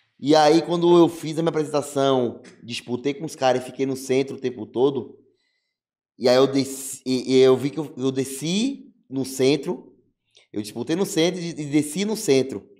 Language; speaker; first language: Portuguese; native; Portuguese